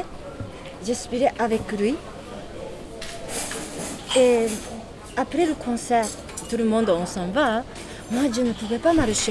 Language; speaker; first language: French; non-native, learner; Japanese